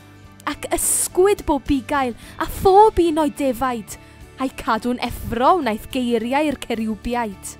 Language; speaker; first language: Welsh; native; Welsh